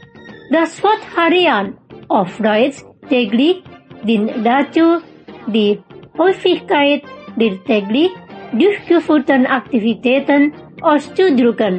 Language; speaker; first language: German; non-native, fluent; Indonesian